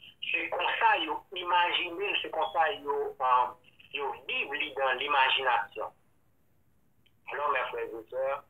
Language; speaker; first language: French; non-native, local second language; Haitian Creole